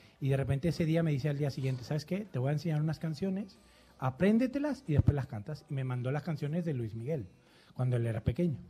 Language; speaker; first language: Spanish; native; Spanish